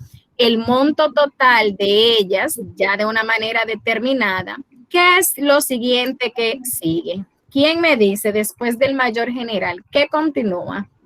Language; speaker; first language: Spanish; native; Spanish